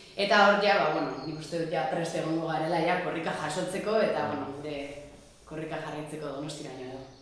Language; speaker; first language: Basque; native; Basque